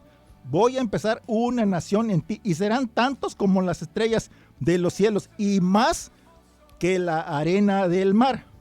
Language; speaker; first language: Spanish; native; Spanish